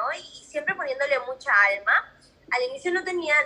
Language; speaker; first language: Spanish; native; Spanish